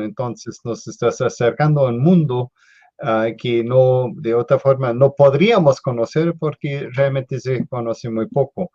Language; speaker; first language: Spanish; non-native, fluent; English